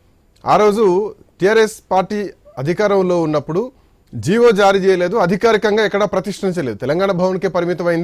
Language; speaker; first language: Telugu; native; Telugu